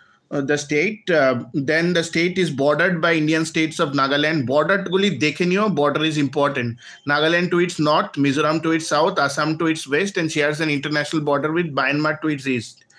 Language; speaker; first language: English; non-native, local second language; Bangla